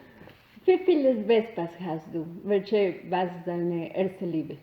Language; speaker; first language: German; non-native, learner; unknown